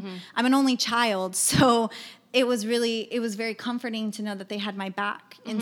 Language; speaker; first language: English; native; English